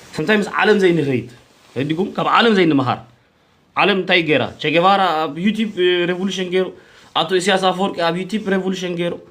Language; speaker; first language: Tigrinya; early bilingual, heritage; Tigrinya